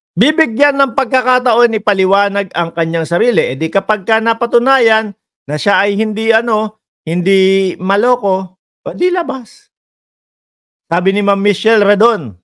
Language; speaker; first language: Filipino; native; Filipino